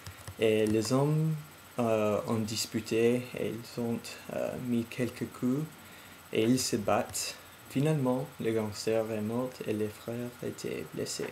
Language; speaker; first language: French; non-native, learner; English